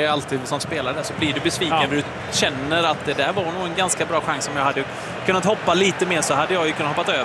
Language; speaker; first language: Swedish; native; Swedish